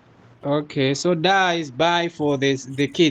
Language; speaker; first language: English; non-native, fluent; Nyanja